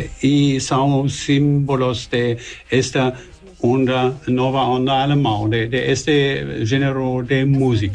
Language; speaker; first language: Portuguese; non-native, learner; German